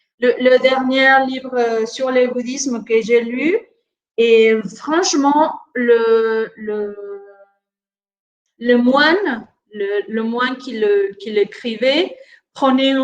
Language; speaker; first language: French; non-native, fluent; Spanish